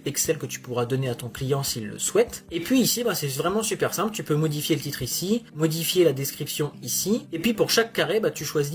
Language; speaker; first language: French; native; French